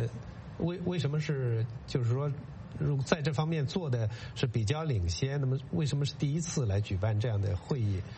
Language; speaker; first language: Chinese; native; Chinese